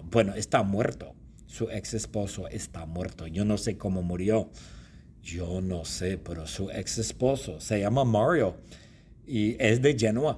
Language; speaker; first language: Spanish; non-native, fluent; English